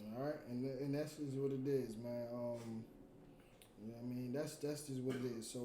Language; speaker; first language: English; native; English